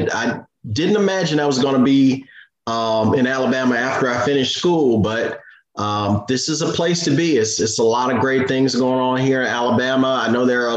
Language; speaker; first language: English; native; English